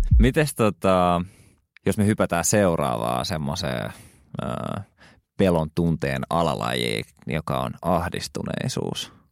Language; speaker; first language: Finnish; native; Finnish